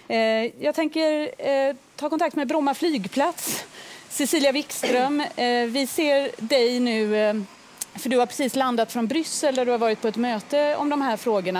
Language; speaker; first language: Swedish; native; Swedish